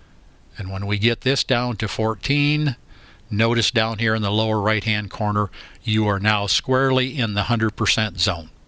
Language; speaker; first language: English; native; English